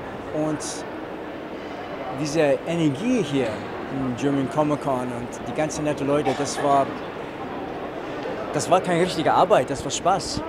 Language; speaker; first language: German; non-native, fluent; English